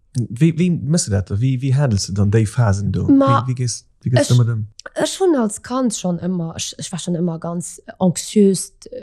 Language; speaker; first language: Luxembourgish; early bilingual, other home language; Portuguese